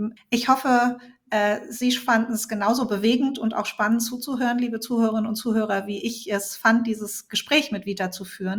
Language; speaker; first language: German; native; German